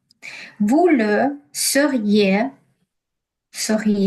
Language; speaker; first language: French; non-native, learner; Ukrainian